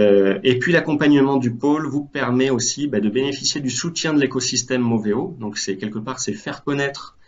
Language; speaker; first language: French; native; French